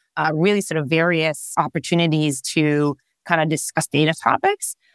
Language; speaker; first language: English; non-native, fluent; Hebrew